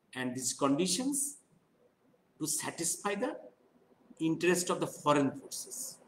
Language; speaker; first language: English; non-native, local second language; Bangla